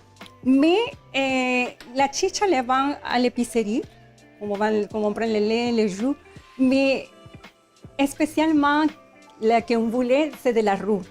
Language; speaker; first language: French; non-native, learner; Spanish